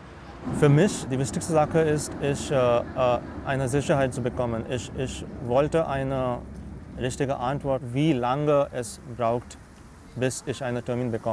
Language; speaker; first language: German; non-native, fluent; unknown